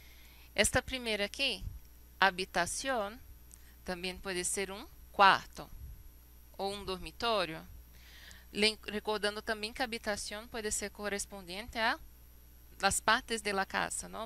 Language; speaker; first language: Spanish; non-native, fluent; Portuguese